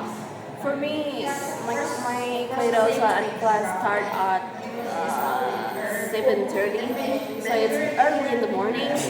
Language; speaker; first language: English; non-native, learner; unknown